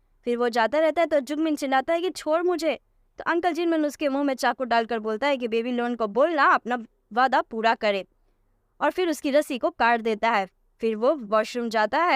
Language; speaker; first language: Hindi; native; Hindi